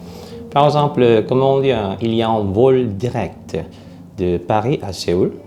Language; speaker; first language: French; non-native, fluent; Korean